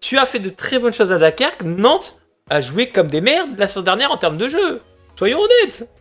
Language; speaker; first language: French; native; French